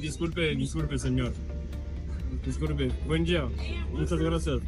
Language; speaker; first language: Spanish; non-native, learner; French